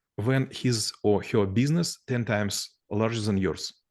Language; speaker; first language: English; non-native, learner; Russian